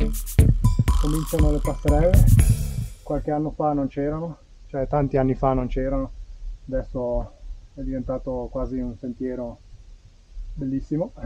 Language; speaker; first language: Italian; native; Italian